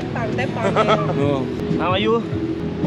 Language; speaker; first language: English; non-native, learner; Thai